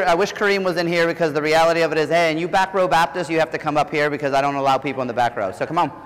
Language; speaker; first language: English; native; English